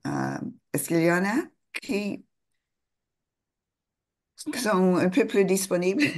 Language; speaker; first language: French; non-native, fluent; English